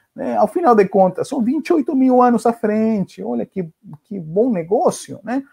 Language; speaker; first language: Portuguese; non-native, fluent; Spanish